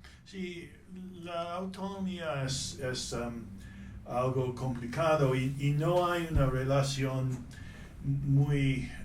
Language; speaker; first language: Spanish; non-native, fluent; English